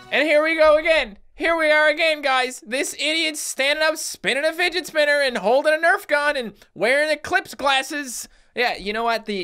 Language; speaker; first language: English; native; English